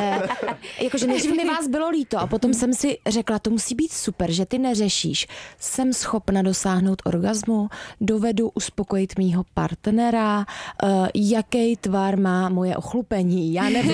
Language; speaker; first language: Czech; native; Czech